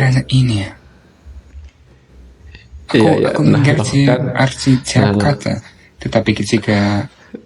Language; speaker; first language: Indonesian; non-native, learner; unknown